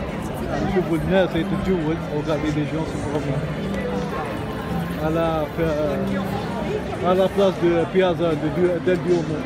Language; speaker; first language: French; non-native, local second language; Arabic